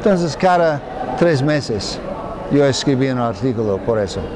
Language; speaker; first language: Spanish; non-native, fluent; English